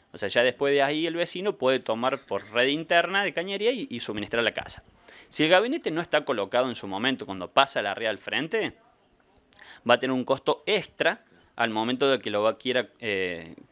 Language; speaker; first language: Spanish; native; Spanish